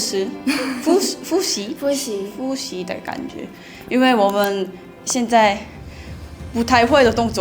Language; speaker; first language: Chinese; non-native, fluent; Korean